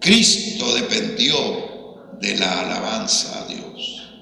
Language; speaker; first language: Spanish; native; Spanish